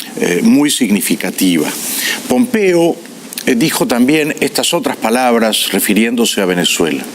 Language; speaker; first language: Spanish; native; Spanish